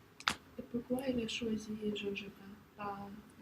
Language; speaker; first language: French; non-native, fluent; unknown